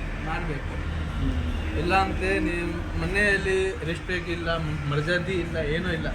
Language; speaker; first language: Kannada; non-native, learner; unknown